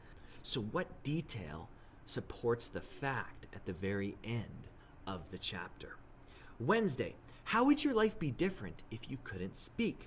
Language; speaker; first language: English; native; English